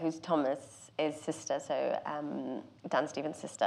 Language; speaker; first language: English; native; English